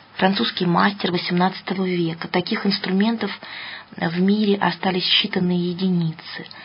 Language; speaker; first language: Russian; native; Russian